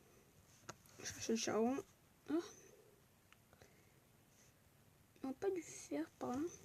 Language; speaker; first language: French; native; French